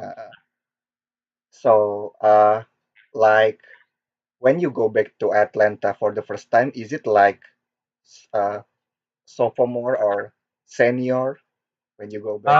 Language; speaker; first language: English; non-native, learner; Korean